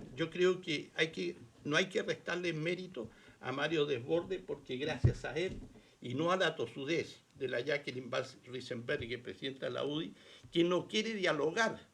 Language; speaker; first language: Spanish; native; Spanish